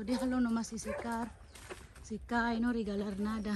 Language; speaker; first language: Spanish; non-native, learner; Filipino